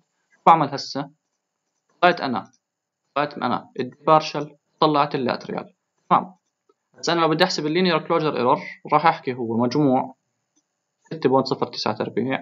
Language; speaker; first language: Arabic; native; Arabic